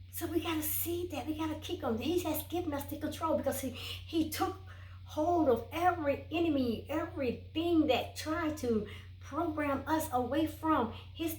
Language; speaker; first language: English; native; English